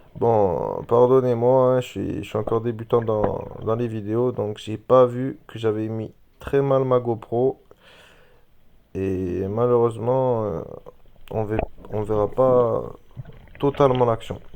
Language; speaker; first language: French; native; French